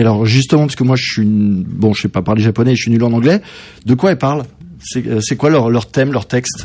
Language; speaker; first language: French; native; French